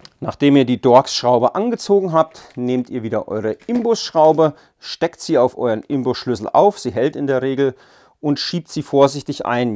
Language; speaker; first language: German; native; German